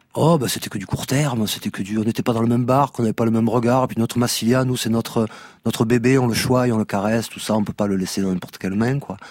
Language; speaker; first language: French; native; French